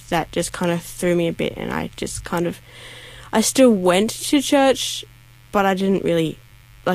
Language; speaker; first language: English; native; English